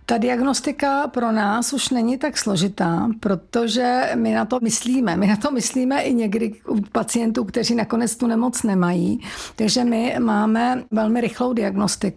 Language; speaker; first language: Czech; native; Czech